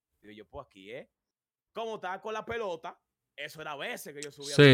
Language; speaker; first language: Spanish; native; Spanish